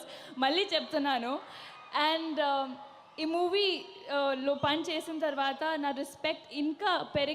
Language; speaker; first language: Telugu; non-native, fluent; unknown